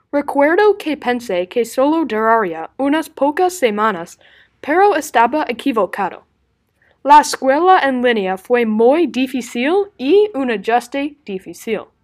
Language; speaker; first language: Spanish; non-native, learner; English